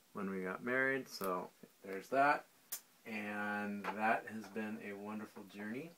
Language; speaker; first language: English; native; English